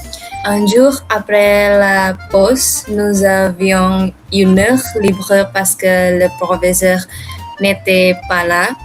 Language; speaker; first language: French; non-native, learner; Indonesian